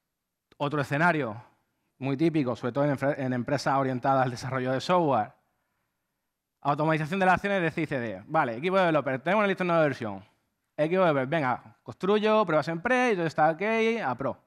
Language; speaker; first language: Spanish; native; Spanish